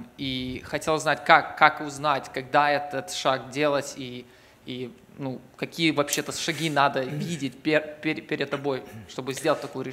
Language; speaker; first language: Russian; early bilingual, heritage; Russian